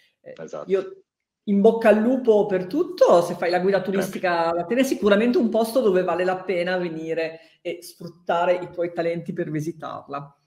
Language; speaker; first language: Italian; native; Italian